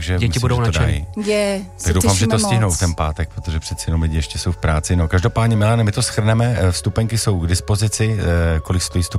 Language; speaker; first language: Czech; native; Czech